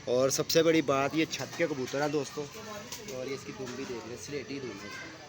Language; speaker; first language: Urdu; non-native, local second language; Punjabi